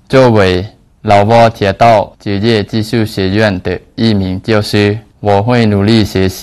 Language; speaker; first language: Chinese; non-native, learner; Lao